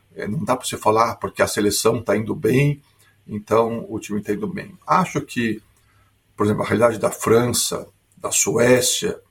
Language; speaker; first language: Portuguese; native; Portuguese